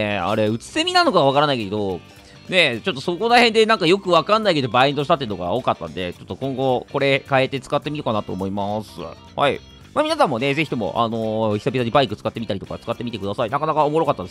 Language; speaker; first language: Japanese; native; Japanese